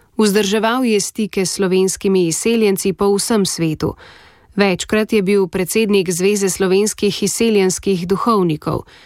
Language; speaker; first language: Slovenian; native; Slovenian